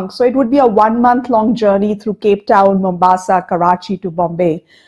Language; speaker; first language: English; non-native, local second language; Odia